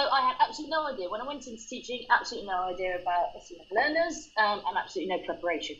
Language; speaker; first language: English; native; English